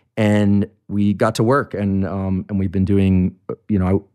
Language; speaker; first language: English; native; English